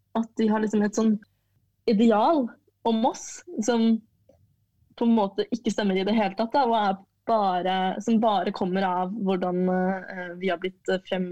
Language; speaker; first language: Norwegian; early bilingual, other home language; Chinese